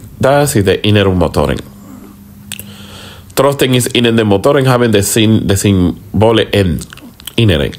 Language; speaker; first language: German; non-native, learner; Spanish